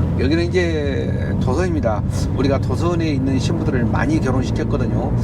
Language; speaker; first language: Korean; native; Korean